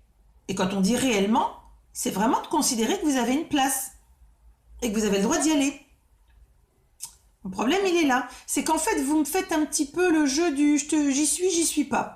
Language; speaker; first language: French; native; French